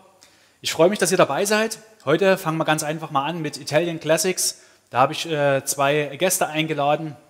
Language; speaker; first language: German; native; German